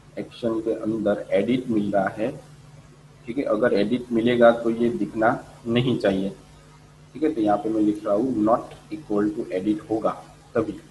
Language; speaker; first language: Hindi; non-native, local second language; Gujarati